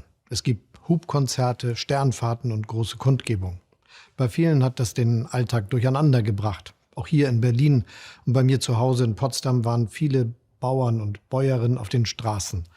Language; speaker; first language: German; native; German